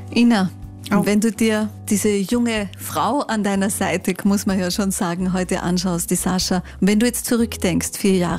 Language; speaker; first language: German; native; German